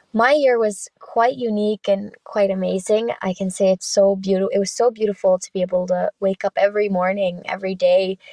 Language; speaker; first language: English; early bilingual, other home language; Finnish